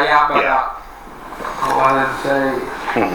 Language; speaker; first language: English; non-native, learner; Spanish